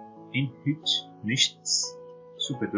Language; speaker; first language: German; non-native, fluent; Persian